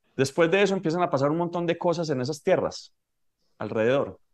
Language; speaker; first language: Spanish; native; Spanish